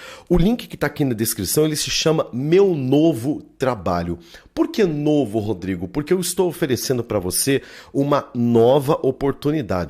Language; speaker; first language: Portuguese; native; Portuguese